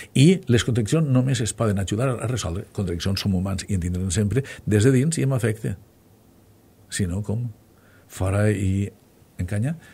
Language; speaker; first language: Catalan; native; Catalan